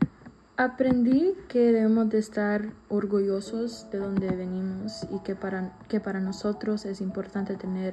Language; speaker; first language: Spanish; early bilingual, heritage; Spanish